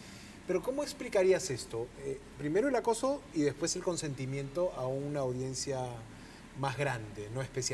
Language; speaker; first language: Spanish; native; Spanish